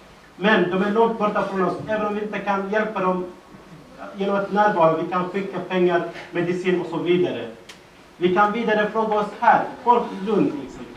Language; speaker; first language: Swedish; non-native, fluent; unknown